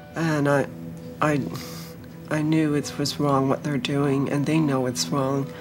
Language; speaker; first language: English; early bilingual, other home language; Vietnamese